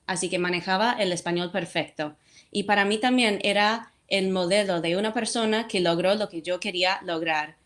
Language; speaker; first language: Spanish; non-native, fluent; English